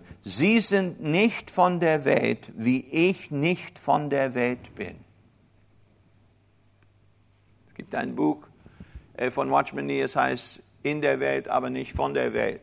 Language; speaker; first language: German; non-native, fluent; English